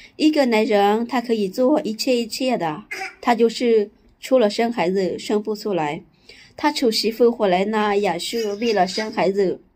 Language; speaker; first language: Chinese; non-native, fluent; Lao